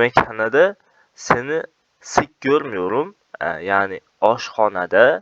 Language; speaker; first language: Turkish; non-native, fluent; Uzbek